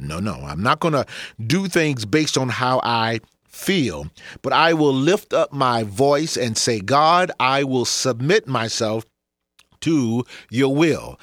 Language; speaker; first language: English; native; English